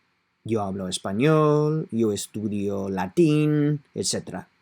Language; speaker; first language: Spanish; non-native, fluent; English